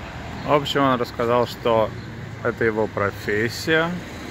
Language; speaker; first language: Russian; native; Russian